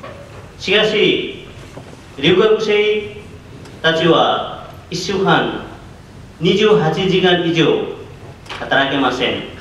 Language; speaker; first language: Japanese; non-native, learner; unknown